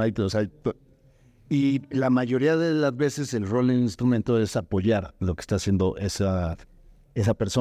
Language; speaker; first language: Spanish; native; Spanish